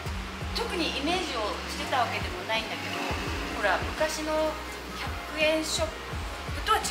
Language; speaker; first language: Japanese; native; Japanese